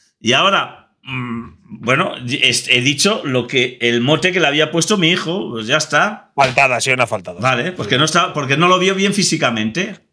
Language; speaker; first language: Spanish; native; Spanish